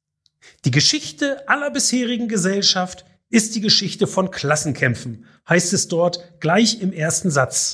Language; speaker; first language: German; native; German